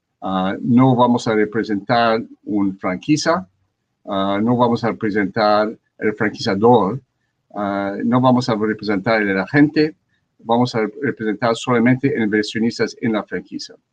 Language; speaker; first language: Spanish; non-native, learner; French